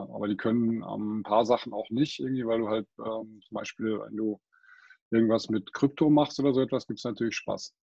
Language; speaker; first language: German; non-native, fluent; English